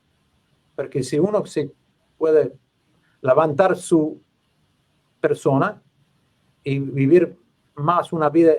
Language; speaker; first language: Spanish; non-native, learner; English